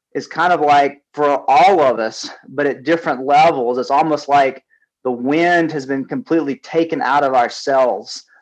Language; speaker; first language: English; native; English